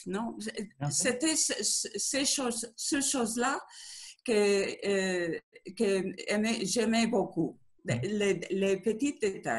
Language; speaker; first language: French; non-native, learner; Spanish